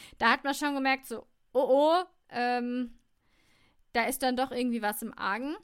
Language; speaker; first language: German; native; German